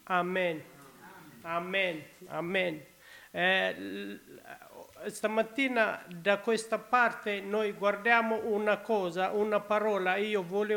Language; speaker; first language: Italian; non-native, learner; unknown